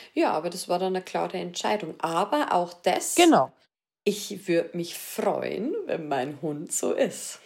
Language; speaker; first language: German; native; German